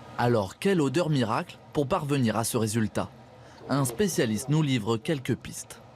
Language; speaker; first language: French; native; French